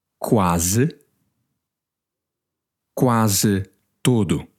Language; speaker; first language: Portuguese; non-native, learner; English